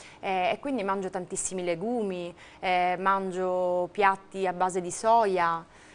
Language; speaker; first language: Italian; native; Italian